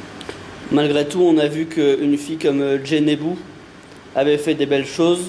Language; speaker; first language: French; native; French